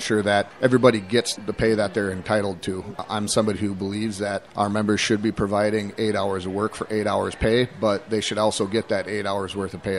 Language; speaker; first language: English; native; English